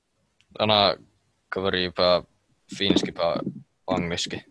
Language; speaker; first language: Russian; non-native, learner; Finnish